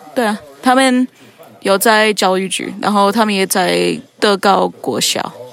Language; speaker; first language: Chinese; non-native, fluent; English